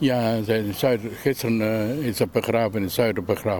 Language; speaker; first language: Dutch; non-native, fluent; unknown